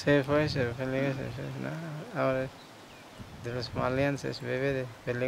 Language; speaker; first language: Spanish; non-native, local second language; Quechua